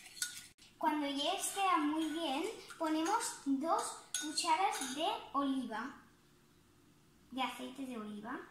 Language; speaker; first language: Spanish; non-native, learner; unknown